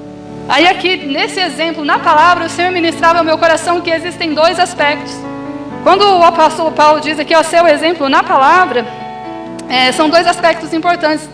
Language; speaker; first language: Portuguese; native; Portuguese